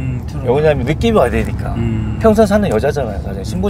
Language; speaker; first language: Korean; native; Korean